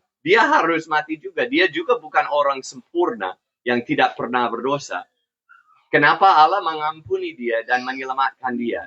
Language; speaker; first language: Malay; non-native, fluent; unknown